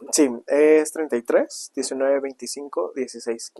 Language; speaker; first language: Spanish; native; Spanish